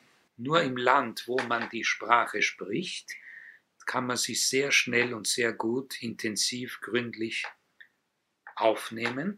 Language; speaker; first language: German; non-native, fluent; Hebrew